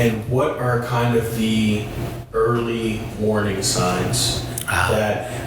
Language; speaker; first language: English; native; English